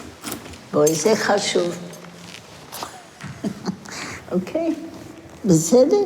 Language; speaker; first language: Hebrew; non-native, fluent; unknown